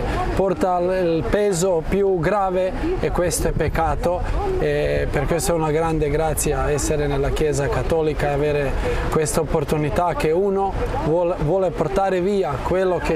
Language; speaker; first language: Italian; non-native, fluent; Croatian